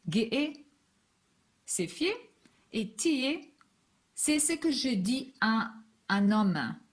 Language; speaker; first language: French; non-native, fluent; Hebrew